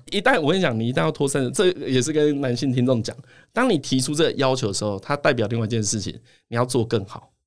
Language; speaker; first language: Chinese; native; Chinese